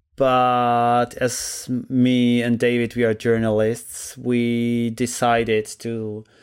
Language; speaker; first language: English; non-native, fluent; Czech